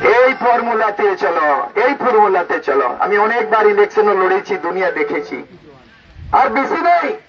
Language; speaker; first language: Bangla; non-native, local second language; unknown